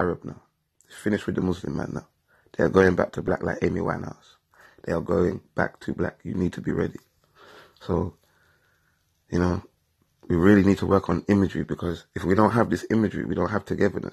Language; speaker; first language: English; native; English